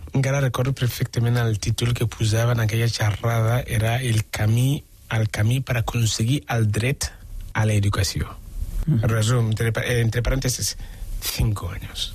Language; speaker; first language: Catalan; non-native, fluent; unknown